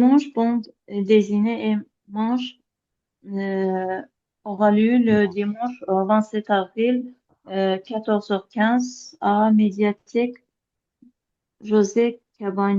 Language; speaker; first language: French; non-native, learner; Azerbaijani